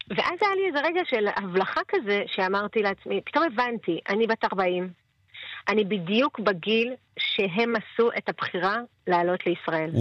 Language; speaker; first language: Hebrew; early bilingual, other home language; Russian